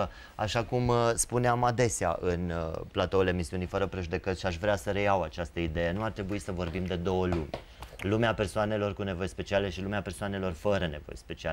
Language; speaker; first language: Romanian; native; Romanian